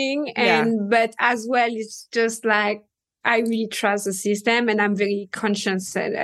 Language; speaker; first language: English; non-native, fluent; French